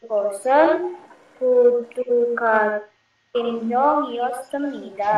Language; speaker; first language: Korean; non-native, learner; Indonesian